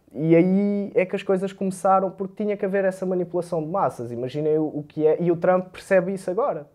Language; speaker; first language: Portuguese; early bilingual, other home language; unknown